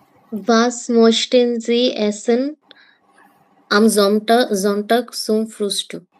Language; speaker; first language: German; non-native, learner; Bangla